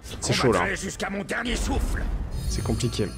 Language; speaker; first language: French; native; French